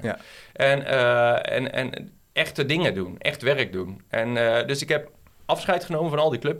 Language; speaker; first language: Dutch; native; Dutch